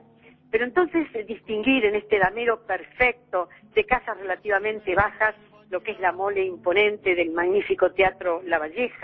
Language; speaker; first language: Spanish; native; Spanish